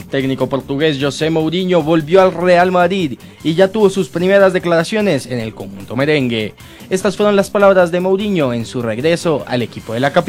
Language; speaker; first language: Spanish; native; Spanish